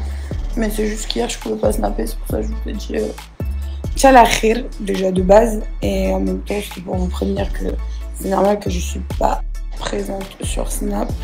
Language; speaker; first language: French; native; French